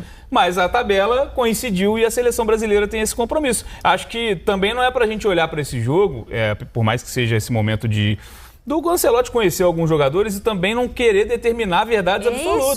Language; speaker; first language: Portuguese; native; Portuguese